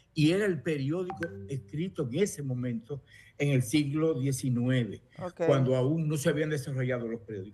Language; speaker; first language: Spanish; native; Spanish